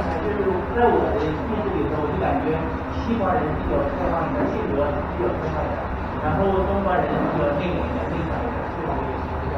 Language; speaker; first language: Chinese; native; Chinese